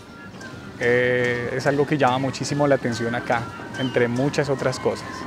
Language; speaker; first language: Spanish; native; Spanish